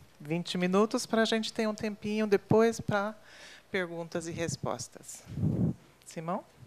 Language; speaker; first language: Portuguese; non-native, fluent; English